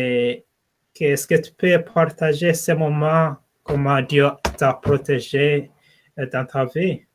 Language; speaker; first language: French; non-native, learner; English